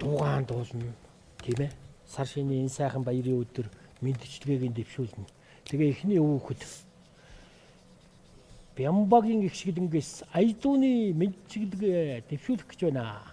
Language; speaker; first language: Mongolian; native; Mongolian